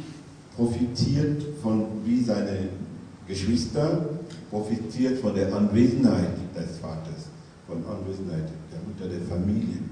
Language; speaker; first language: German; non-native, fluent; French